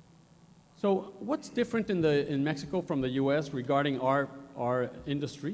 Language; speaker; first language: English; non-native, fluent; Spanish